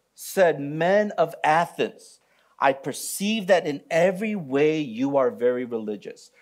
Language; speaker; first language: English; native; English